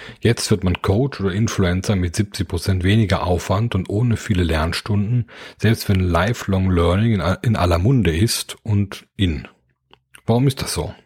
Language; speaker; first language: German; native; German